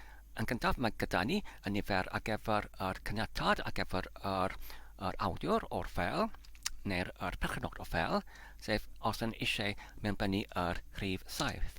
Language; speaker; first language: Welsh; non-native, learner; Polish